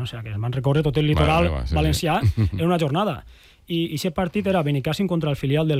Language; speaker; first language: Catalan; native; Catalan